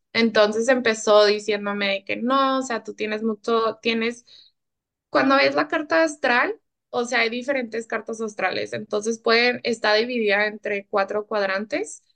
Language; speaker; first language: Spanish; early bilingual, heritage; Spanish